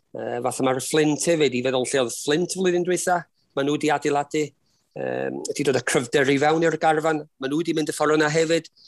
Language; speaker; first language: Welsh; native; Welsh